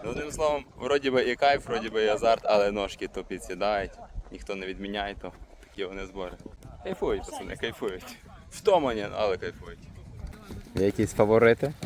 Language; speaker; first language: Ukrainian; native; Ukrainian